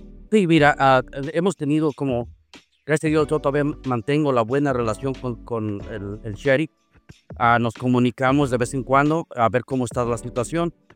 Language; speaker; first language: Spanish; native; Spanish